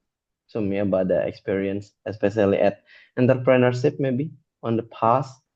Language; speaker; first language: English; non-native, fluent; Indonesian